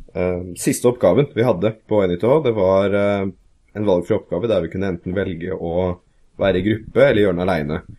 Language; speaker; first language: Norwegian; native; Norwegian